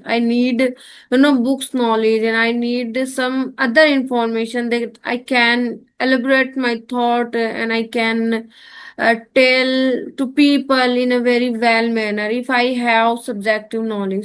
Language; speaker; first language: English; non-native, learner; Hindi